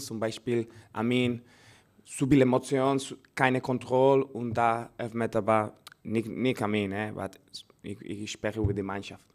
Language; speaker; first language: German; non-native, learner; Spanish